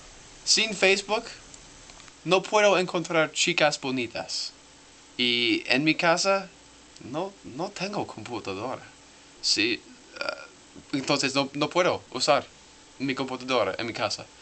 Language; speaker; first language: Spanish; non-native, learner; English